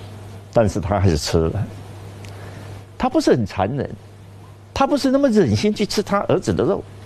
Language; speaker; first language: Chinese; native; Chinese